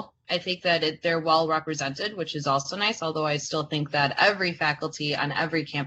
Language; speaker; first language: English; early bilingual, other home language; Croatian